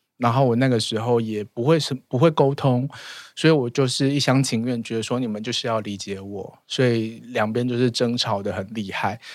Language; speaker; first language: Chinese; native; Chinese